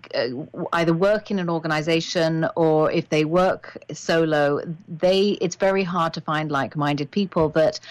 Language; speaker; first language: English; native; English